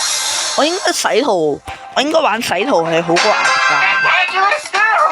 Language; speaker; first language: Chinese; early bilingual, heritage; Cantonese